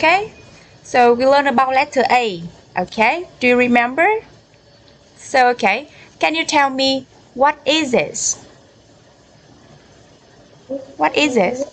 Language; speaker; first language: English; non-native, learner; Vietnamese